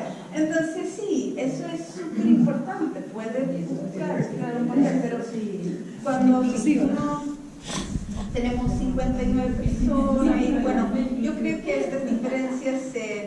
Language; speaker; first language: Spanish; non-native, fluent; Swedish